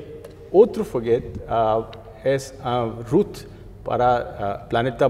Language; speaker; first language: Portuguese; non-native, fluent; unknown